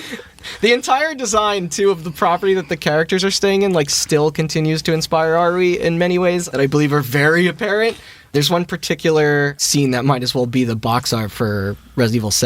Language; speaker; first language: English; native; English